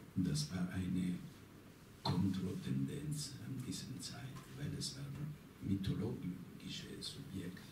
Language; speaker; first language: German; non-native, learner; Italian